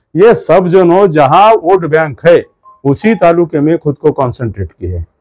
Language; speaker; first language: Hindi; non-native, local second language; Marathi